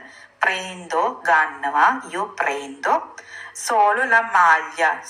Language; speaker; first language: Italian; non-native, fluent; Sinhala